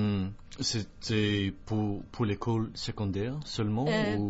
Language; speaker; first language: French; non-native, fluent; English